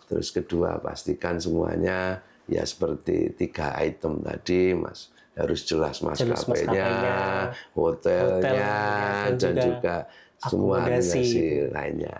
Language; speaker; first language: Indonesian; non-native, local second language; Javanese